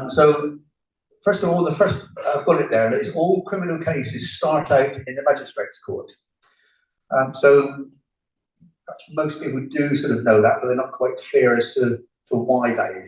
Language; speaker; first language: English; native; English